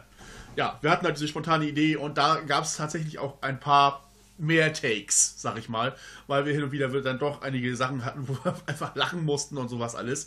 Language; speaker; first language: German; native; German